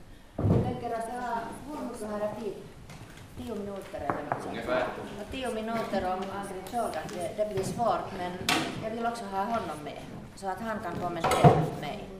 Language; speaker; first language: Swedish; non-native, local second language; Finnish